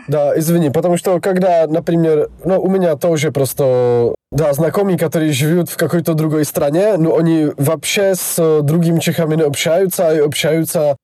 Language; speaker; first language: Russian; non-native, fluent; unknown